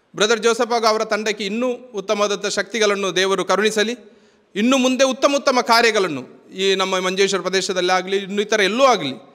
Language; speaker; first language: Kannada; non-native, local second language; Konkani